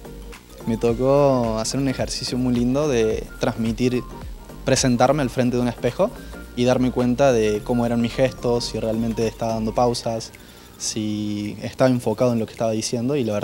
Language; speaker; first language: Spanish; native; Spanish